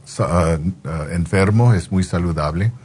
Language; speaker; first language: Spanish; non-native, fluent; English